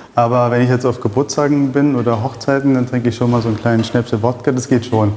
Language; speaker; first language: German; early bilingual, other home language; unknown